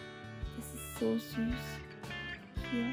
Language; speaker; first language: German; native; German